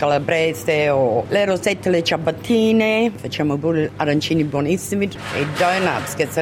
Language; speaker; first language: Italian; early bilingual, other home language; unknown